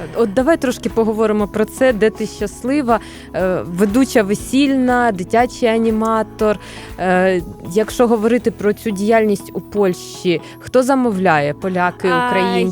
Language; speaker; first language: Ukrainian; native; Ukrainian